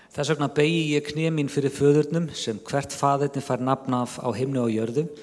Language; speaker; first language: Icelandic; native; Icelandic